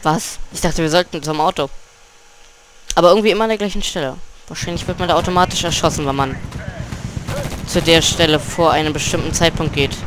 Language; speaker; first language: German; native; German